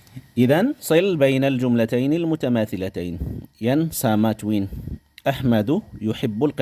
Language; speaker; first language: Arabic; non-native, fluent; Indonesian